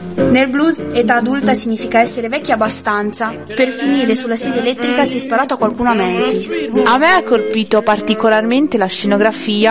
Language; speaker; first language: Italian; native; Italian